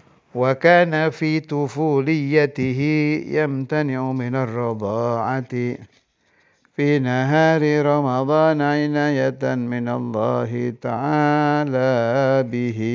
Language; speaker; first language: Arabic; non-native, fluent; Indonesian